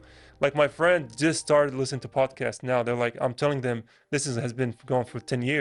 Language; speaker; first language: English; non-native, fluent; Arabic